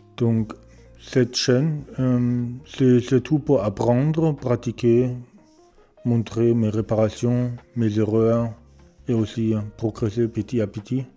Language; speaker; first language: French; non-native, learner; German